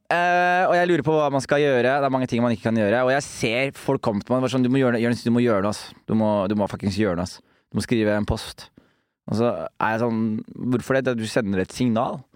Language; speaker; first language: Norwegian; early bilingual, other home language; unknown